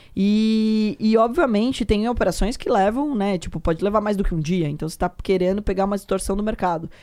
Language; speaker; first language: Portuguese; native; Portuguese